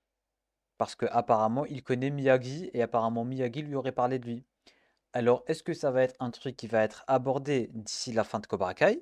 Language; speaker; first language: French; native; French